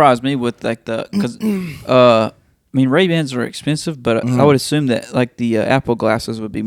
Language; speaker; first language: English; native; English